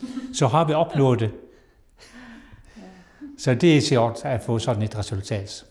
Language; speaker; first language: Danish; non-native, local second language; Kalaallisut